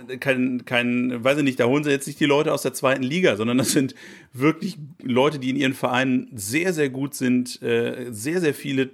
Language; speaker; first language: German; native; German